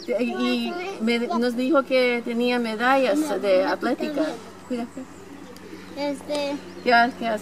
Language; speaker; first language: Spanish; non-native, fluent; English